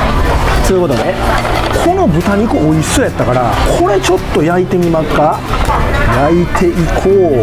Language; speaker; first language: Japanese; native; Japanese